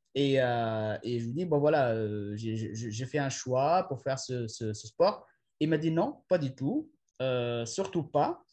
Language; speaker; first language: French; non-native, local second language; Arabic